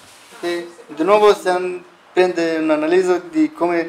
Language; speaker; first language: Italian; non-native, learner; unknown